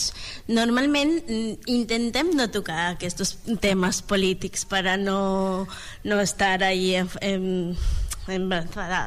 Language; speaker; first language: Catalan; non-native, learner; Spanish